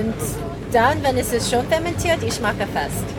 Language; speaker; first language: German; non-native, learner; Korean